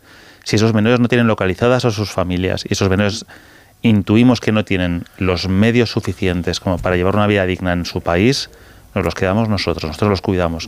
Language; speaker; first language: Spanish; native; Spanish